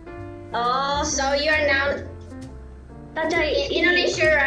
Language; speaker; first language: English; non-native, learner; Indonesian